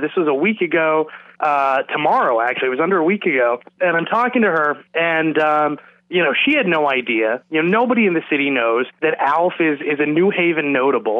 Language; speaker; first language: English; native; English